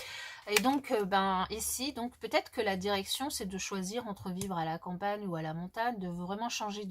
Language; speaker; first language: French; native; French